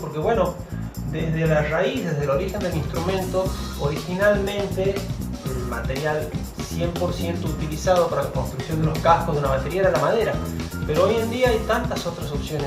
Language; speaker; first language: Spanish; native; Spanish